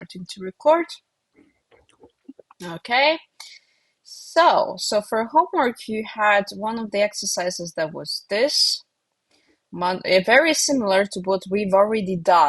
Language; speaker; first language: English; non-native, fluent; Lithuanian